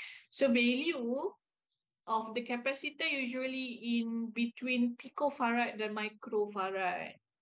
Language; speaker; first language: English; non-native, local second language; Malay